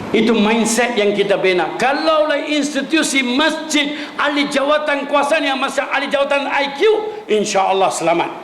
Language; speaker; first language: Malay; non-native, local second language; Min Nan Chinese